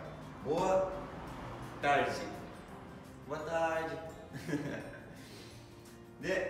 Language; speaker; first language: Japanese; non-native, fluent; Portuguese